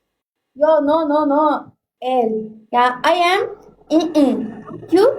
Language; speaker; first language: English; non-native, learner; Turkish